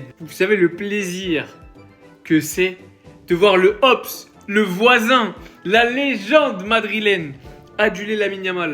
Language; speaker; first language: French; native; French